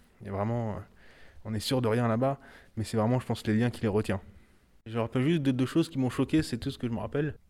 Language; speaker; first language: French; early bilingual, other home language; Haitian Creole